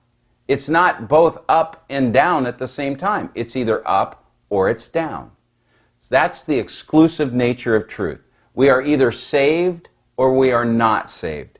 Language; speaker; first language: English; native; English